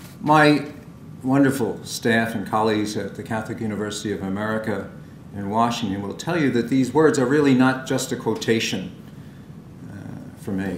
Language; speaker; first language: English; native; English